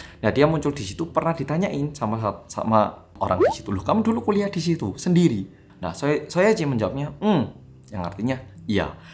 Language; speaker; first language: Indonesian; non-native, fluent; Korean